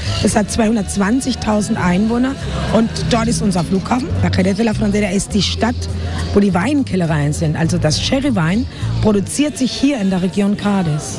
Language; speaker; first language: German; non-native, fluent; Spanish